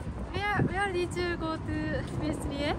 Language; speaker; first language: English; non-native, learner; Japanese